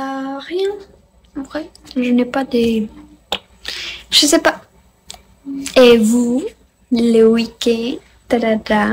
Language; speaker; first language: French; non-native, learner; Spanish